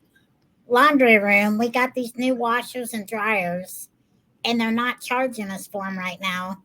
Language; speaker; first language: English; native; English